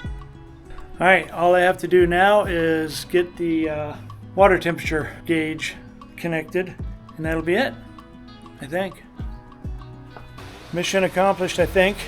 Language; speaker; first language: English; native; English